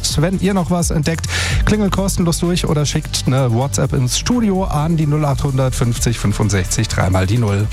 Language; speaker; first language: German; native; German